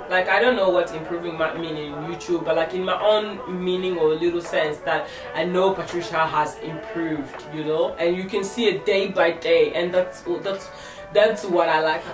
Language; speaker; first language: English; non-native, fluent; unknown